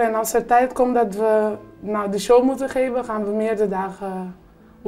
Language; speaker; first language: Dutch; early bilingual, other home language; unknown